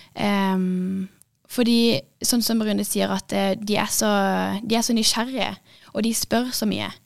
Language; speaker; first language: Norwegian; native; Norwegian